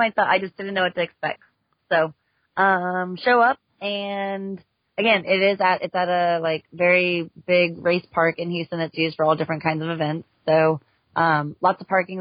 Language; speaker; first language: English; native; English